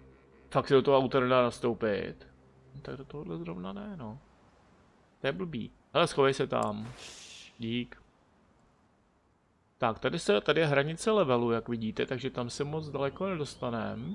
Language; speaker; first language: Czech; native; Czech